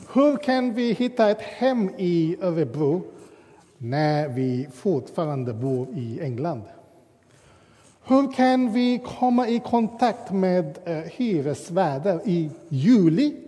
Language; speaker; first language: Swedish; non-native, fluent; English